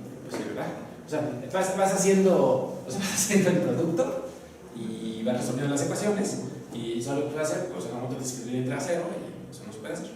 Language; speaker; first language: Spanish; native; Spanish